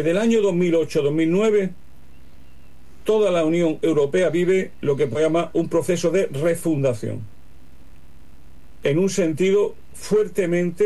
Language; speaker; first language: Spanish; native; Spanish